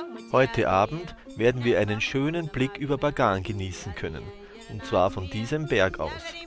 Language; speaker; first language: German; native; German